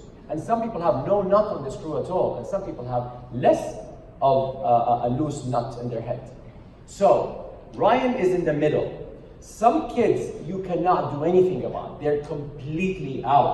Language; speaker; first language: English; non-native, fluent; Arabic